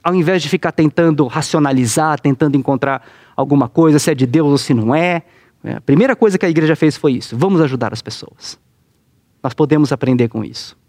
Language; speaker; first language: Portuguese; native; Portuguese